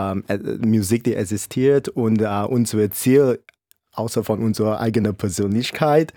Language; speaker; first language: German; non-native, fluent; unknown